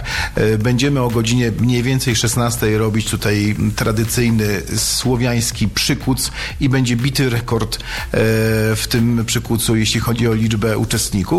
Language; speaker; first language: Polish; native; Polish